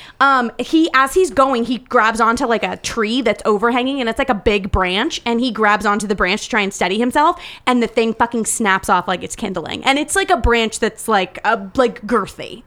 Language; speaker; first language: English; native; English